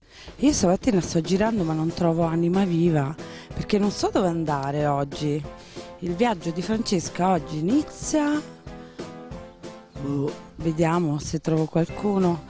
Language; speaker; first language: Italian; native; Italian